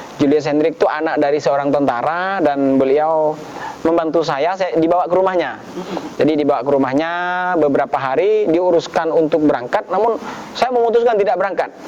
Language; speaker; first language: Indonesian; non-native, local second language; Madurese